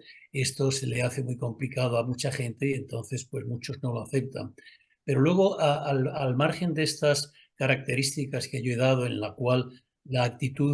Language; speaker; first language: Spanish; native; Spanish